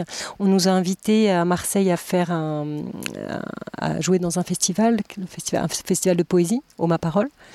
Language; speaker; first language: French; native; French